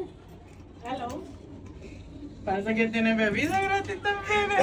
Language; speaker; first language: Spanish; non-native, fluent; English